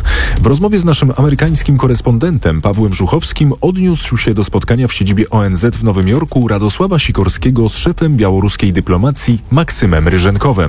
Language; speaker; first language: Polish; native; Polish